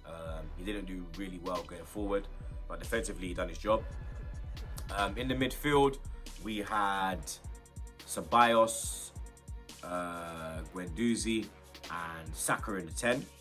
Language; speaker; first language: English; native; English